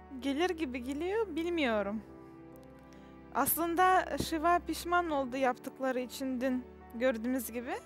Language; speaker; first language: Turkish; non-native, fluent; Russian